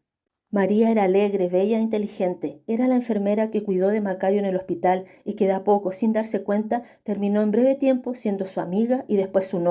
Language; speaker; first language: Spanish; native; Spanish